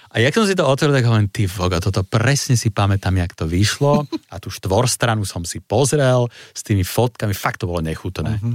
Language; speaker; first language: Slovak; native; Slovak